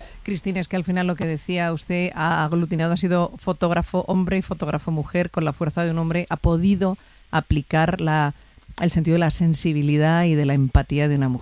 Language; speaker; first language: Spanish; native; Spanish